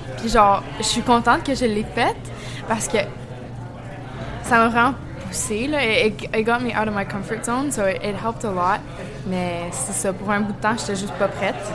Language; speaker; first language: French; early bilingual, heritage; French